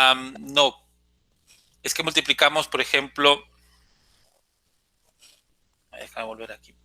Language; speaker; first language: Spanish; native; Spanish